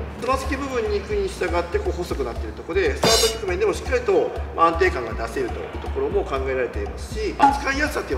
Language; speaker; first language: Japanese; native; Japanese